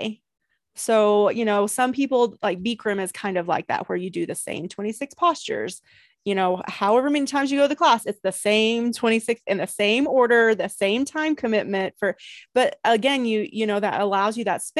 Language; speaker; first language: English; native; English